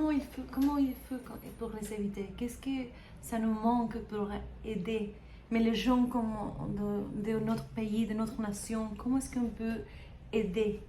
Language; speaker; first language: French; non-native, learner; Spanish